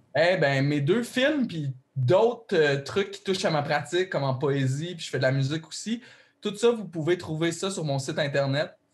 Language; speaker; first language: French; native; French